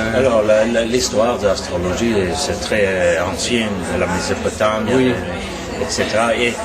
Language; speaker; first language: French; non-native, learner; Norwegian